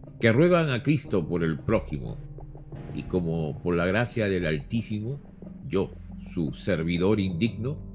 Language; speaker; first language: Spanish; native; Spanish